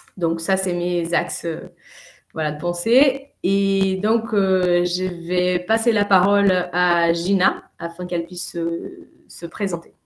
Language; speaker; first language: French; non-native, fluent; Portuguese